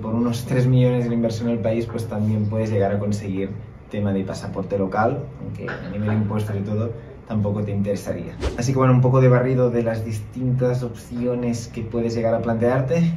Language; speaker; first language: Spanish; native; Spanish